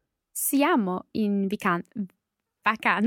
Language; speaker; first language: Italian; non-native, learner; English